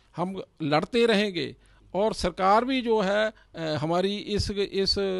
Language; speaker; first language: Hindi; non-native, local second language; Punjabi